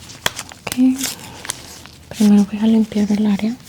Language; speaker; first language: Spanish; early bilingual, heritage; Spanish